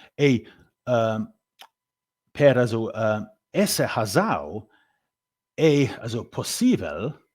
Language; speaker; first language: Portuguese; non-native, learner; English